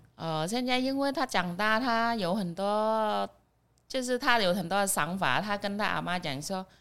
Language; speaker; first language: Chinese; non-native, fluent; Vietnamese